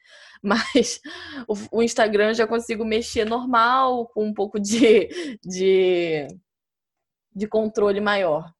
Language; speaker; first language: Portuguese; native; Portuguese